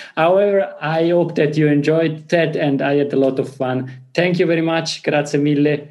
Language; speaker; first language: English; non-native, fluent; Italian